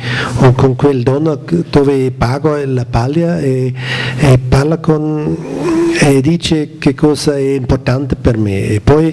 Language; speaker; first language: Italian; non-native, learner; German